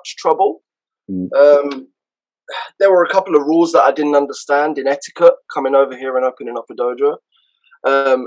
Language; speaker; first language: English; native; English